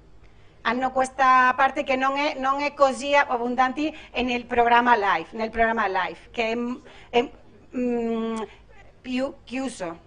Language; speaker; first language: Italian; non-native, learner; Spanish